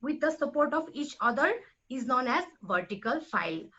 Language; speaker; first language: English; non-native, local second language; Nepali